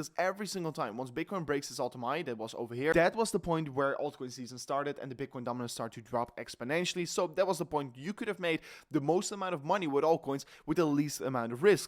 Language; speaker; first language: English; non-native, fluent; Dutch